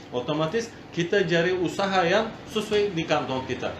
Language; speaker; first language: Indonesian; non-native, fluent; Turkish